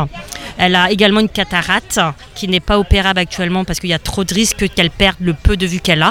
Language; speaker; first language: French; native; French